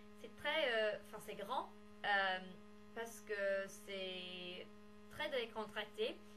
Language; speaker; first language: French; non-native, learner; English